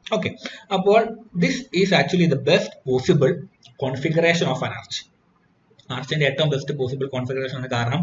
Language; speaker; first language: English; non-native, local second language; Malayalam